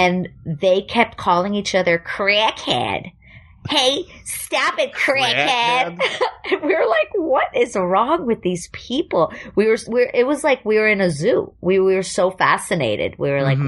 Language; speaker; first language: English; early bilingual, other home language; German